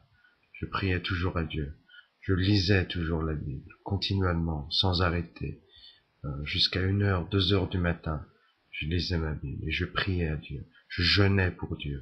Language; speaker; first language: French; native; French